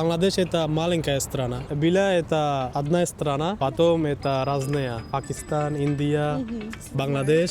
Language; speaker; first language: Russian; non-native, learner; Bangla